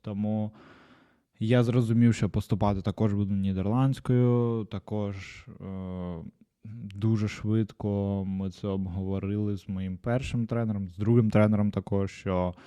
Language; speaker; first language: Ukrainian; non-native, local second language; Russian